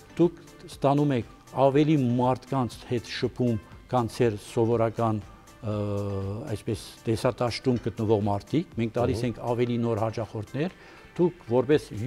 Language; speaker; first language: Armenian; early bilingual, heritage; Armenian